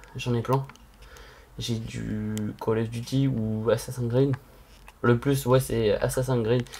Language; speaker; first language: French; native; French